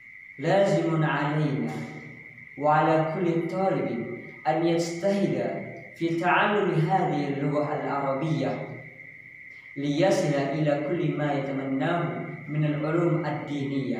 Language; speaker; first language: Arabic; non-native, learner; Indonesian